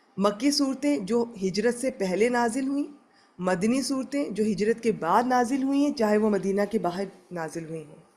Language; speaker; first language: Urdu; native; Urdu